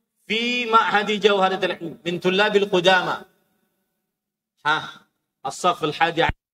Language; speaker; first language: Arabic; non-native, fluent; Indonesian